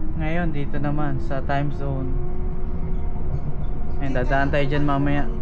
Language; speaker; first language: Filipino; native; Filipino